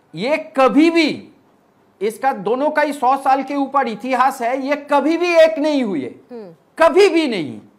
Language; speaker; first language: Hindi; non-native, local second language; Bangla